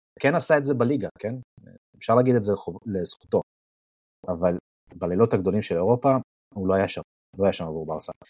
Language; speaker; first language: Hebrew; native; Hebrew